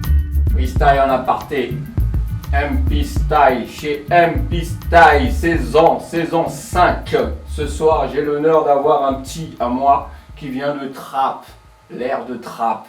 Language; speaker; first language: French; native; French